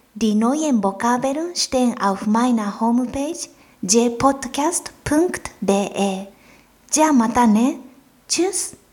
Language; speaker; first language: German; non-native, fluent; Japanese